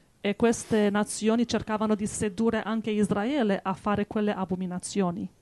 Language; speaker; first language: Italian; native; Italian